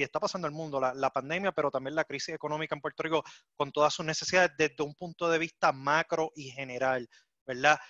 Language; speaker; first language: Spanish; native; Spanish